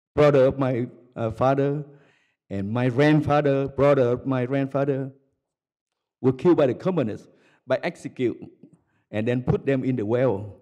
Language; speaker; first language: English; non-native, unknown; Vietnamese